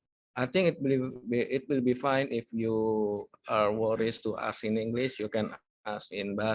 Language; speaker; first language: English; non-native, fluent; Indonesian